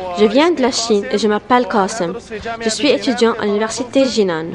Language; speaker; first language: French; non-native, local second language; Arabic